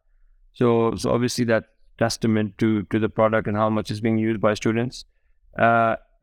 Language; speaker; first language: English; non-native, local second language; Urdu